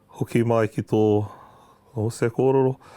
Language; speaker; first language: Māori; early bilingual, heritage; English